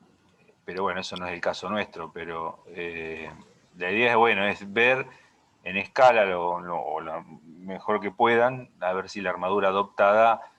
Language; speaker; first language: Spanish; native; Spanish